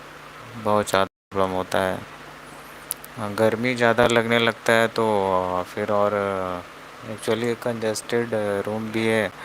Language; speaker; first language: Hindi; non-native, local second language; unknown